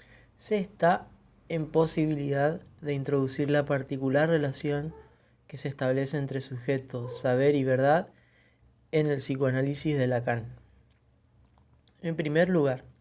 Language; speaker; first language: Spanish; native; Spanish